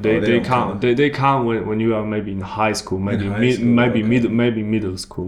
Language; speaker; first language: English; non-native, learner; Polish